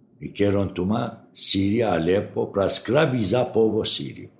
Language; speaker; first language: Portuguese; non-native, fluent; Arabic